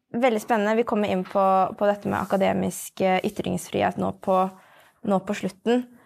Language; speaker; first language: Norwegian; native; Norwegian